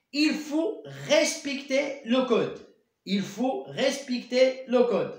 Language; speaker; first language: French; non-native, local second language; Arabic